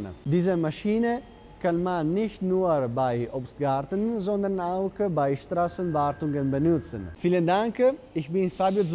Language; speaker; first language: German; non-native, fluent; Italian